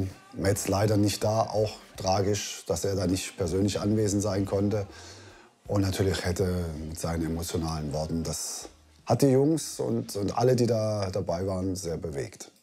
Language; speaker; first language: German; native; German